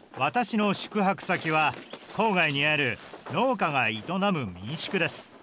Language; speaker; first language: Japanese; non-native, fluent; English